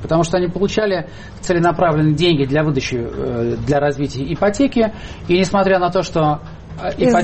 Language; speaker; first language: Russian; native; Russian